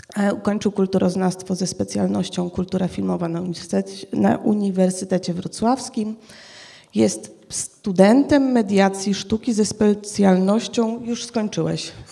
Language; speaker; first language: Polish; native; Polish